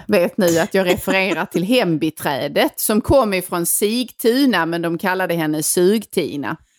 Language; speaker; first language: Swedish; native; Swedish